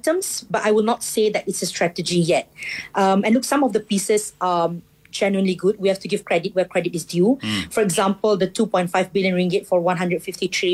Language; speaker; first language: English; non-native, local second language; Malay